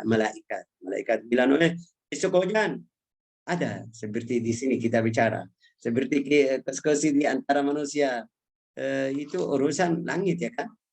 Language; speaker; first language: Indonesian; non-native, fluent; Arabic